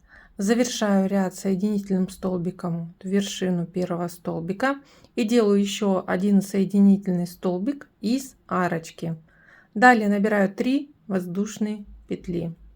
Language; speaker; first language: Russian; native; Russian